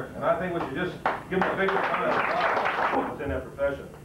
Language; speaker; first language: English; native; English